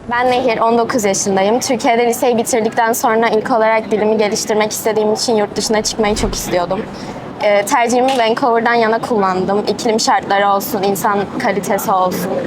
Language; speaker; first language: Turkish; native; Turkish